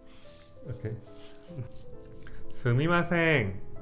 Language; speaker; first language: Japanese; non-native, fluent; Korean